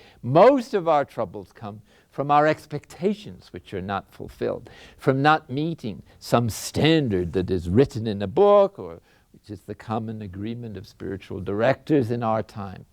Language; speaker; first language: English; native; English